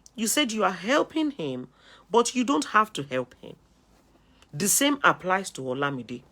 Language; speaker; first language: English; non-native, local second language; Yoruba